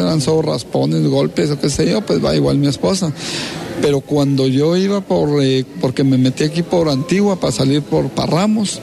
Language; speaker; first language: Spanish; native; Spanish